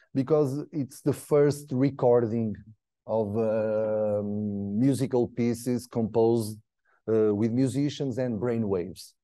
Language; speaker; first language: English; non-native, fluent; Portuguese